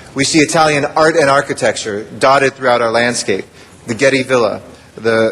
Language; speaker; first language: English; early bilingual, other home language; Italian